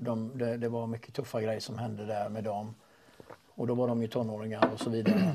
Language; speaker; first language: Swedish; native; Swedish